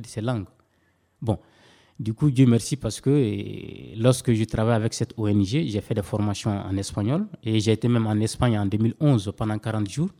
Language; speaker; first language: French; non-native, local second language; Bambara